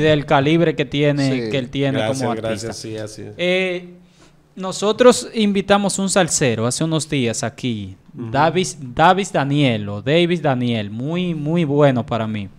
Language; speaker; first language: Spanish; native; Spanish